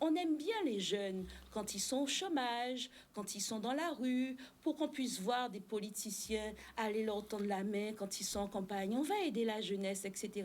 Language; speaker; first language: French; native; French